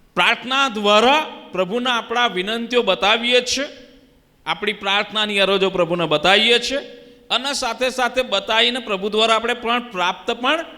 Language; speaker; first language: Gujarati; native; Gujarati